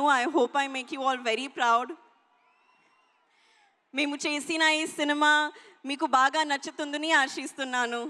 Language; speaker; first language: Telugu; non-native, learner; Hindi